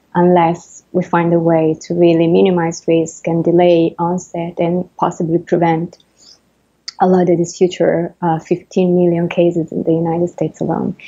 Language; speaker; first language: English; non-native, fluent; Italian